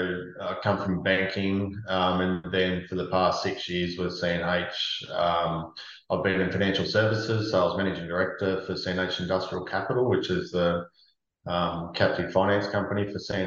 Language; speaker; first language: English; native; English